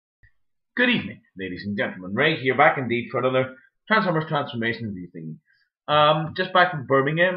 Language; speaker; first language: English; native; English